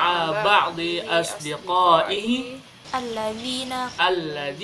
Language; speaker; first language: Arabic; non-native, learner; Indonesian